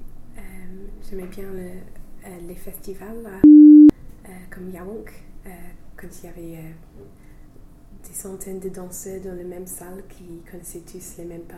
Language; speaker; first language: French; non-native, fluent; English